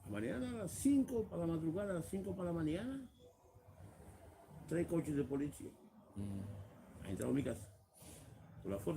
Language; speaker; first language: Spanish; non-native, learner; Romanian